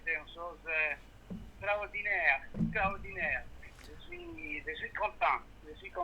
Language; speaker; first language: French; non-native, learner; Italian